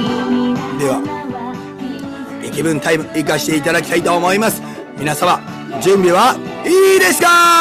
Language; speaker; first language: Japanese; native; Japanese